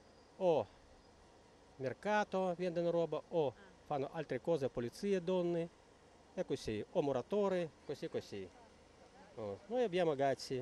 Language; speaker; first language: Italian; non-native, learner; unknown